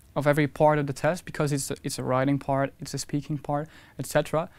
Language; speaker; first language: English; non-native, fluent; Dutch